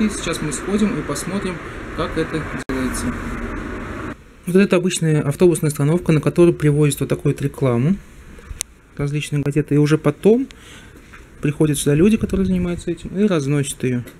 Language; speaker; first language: Russian; native; Russian